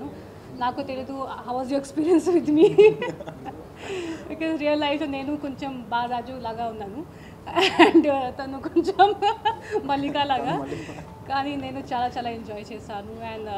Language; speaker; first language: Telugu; non-native, learner; Hindi